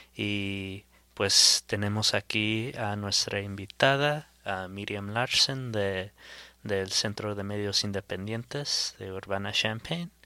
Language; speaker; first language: Spanish; early bilingual, heritage; Spanish